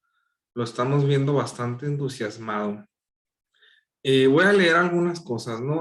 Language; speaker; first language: Spanish; native; Spanish